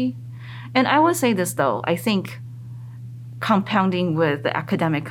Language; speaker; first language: English; non-native, fluent; Chinese